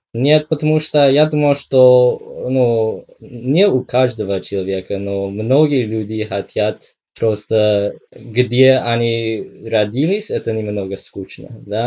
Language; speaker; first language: Russian; non-native, fluent; English